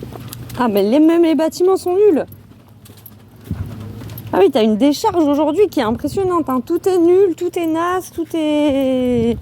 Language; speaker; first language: French; native; French